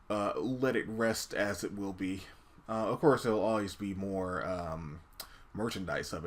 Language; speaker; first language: English; native; English